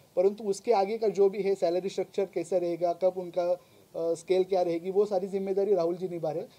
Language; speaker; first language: Hindi; non-native, local second language; Marathi